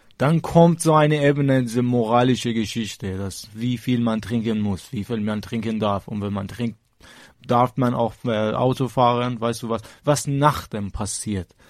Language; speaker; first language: German; non-native, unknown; Persian